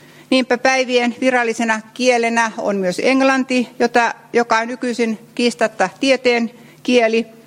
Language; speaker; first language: Finnish; native; Finnish